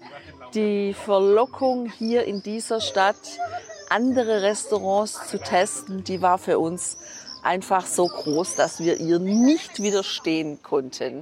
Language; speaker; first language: German; native; German